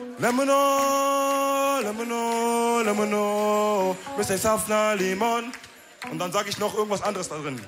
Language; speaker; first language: German; early bilingual, other home language; Wolof